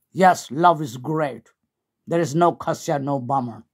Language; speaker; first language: Hindi; non-native, local second language; Garhwali